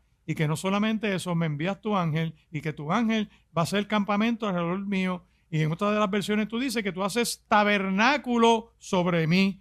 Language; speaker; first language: Spanish; native; Spanish